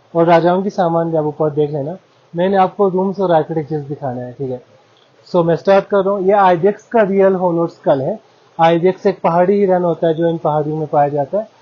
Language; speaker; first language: Hindi; non-native, local second language; Balti